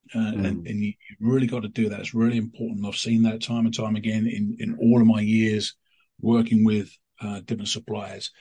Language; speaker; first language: English; native; English